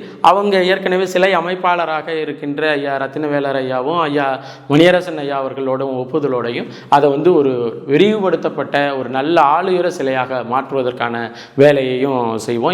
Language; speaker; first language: Tamil; native; Tamil